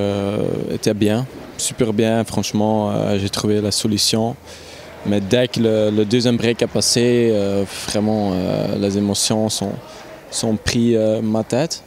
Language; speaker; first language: French; non-native, local second language; Dutch